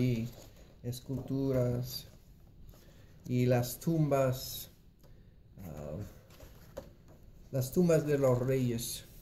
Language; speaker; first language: Spanish; non-native, fluent; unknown